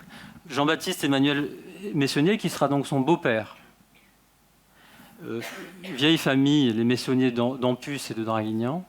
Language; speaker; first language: French; native; French